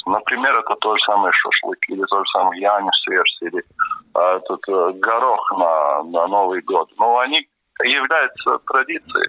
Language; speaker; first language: Russian; non-native, local second language; Latvian